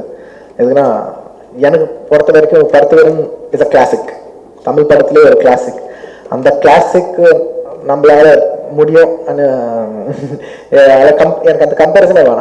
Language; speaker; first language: Tamil; non-native, local second language; Telugu